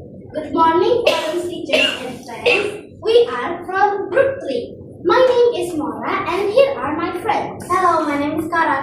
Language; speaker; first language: English; non-native, learner; Indonesian